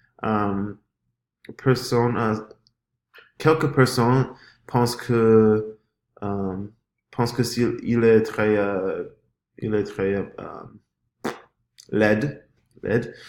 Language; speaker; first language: French; non-native, learner; English